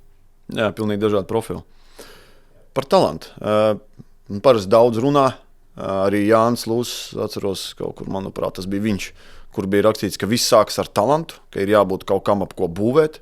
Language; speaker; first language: Latvian; native; Latvian